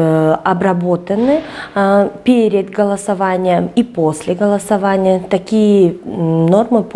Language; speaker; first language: Russian; non-native, local second language; Kyrgyz